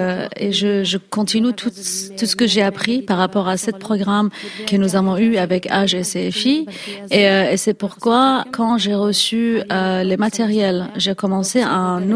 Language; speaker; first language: French; non-native, fluent; Kurdish